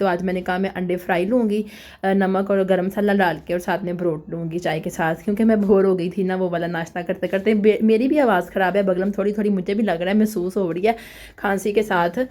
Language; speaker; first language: Urdu; non-native, local second language; Punjabi